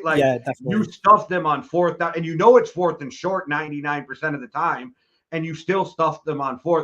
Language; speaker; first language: English; native; English